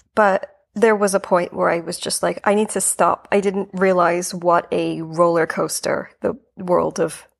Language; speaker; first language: English; native; English